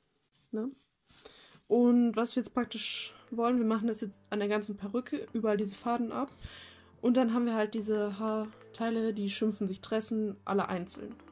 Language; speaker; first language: German; native; German